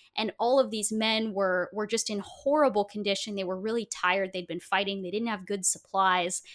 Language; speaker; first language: English; native; English